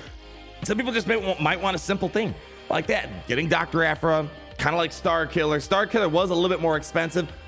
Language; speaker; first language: English; native; English